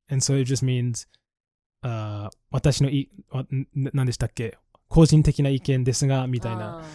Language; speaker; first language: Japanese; non-native, fluent; English